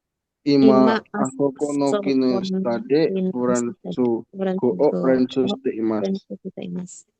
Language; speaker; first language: Japanese; non-native, learner; Indonesian